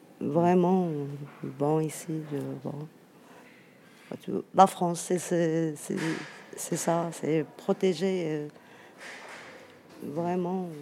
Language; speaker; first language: French; non-native, fluent; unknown